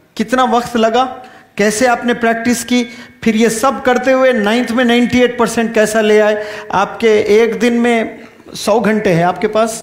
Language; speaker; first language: Urdu; native; Urdu